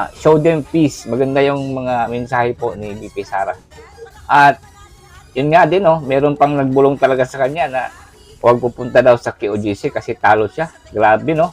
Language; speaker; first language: Filipino; non-native, local second language; Cebuano